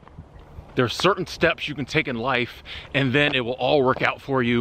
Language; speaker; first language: English; native; English